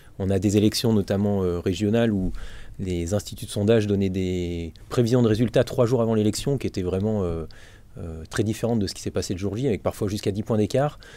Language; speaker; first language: French; native; French